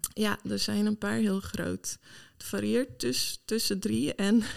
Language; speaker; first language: Dutch; non-native, fluent; Swedish